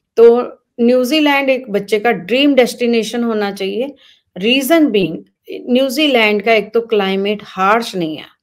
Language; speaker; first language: Hindi; native; Hindi